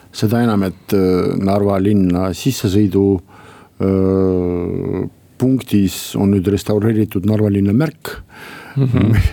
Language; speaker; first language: Estonian; non-native, local second language; Russian